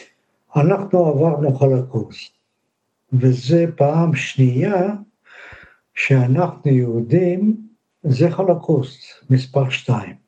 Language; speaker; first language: Hebrew; non-native, learner; Russian